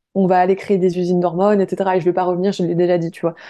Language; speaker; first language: French; native; French